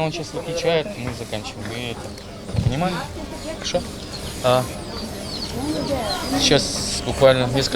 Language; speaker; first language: Russian; native; Russian